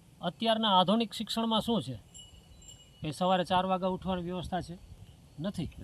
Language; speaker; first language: Gujarati; non-native, local second language; Kachhi